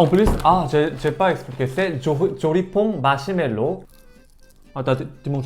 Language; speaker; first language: French; non-native, learner; Korean